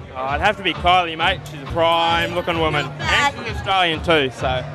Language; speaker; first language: English; native; English